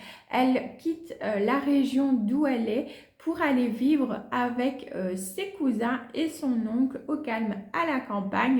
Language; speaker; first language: French; native; French